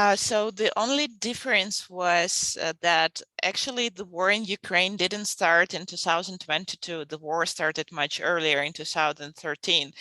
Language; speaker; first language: English; non-native, fluent; Ukrainian